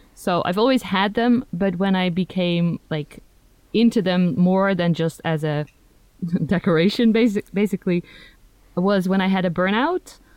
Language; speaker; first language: English; non-native, fluent; Dutch